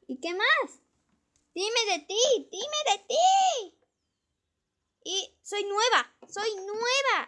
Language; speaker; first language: Spanish; native; Spanish